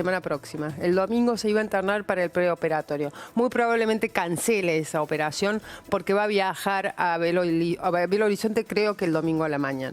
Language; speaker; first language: Spanish; native; Spanish